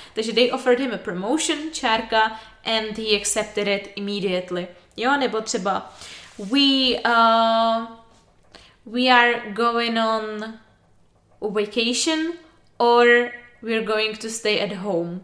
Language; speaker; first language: English; non-native, fluent; Czech